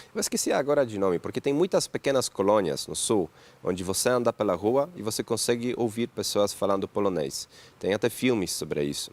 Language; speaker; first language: Portuguese; non-native, fluent; Polish